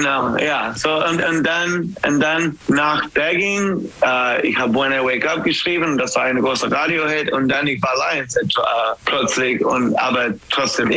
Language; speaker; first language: German; non-native, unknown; English